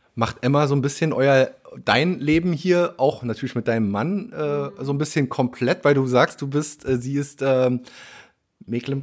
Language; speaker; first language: German; native; German